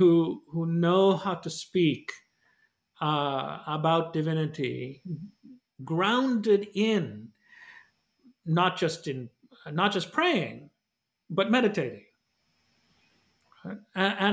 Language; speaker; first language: English; non-native, local second language; Malayalam